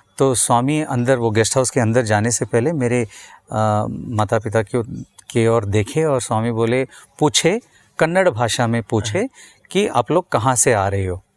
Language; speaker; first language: Hindi; non-native, local second language; Tamil